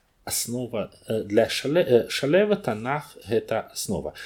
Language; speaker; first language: Belarusian; non-native, learner; Russian